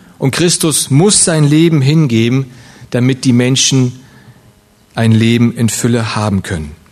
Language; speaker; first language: German; early bilingual, other home language; Russian